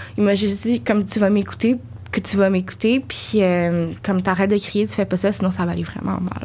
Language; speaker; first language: French; native; French